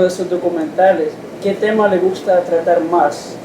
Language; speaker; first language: Spanish; native; Spanish